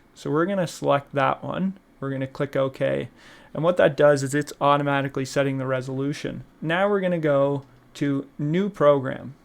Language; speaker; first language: English; native; English